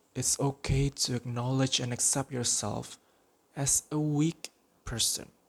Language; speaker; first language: English; non-native, fluent; Indonesian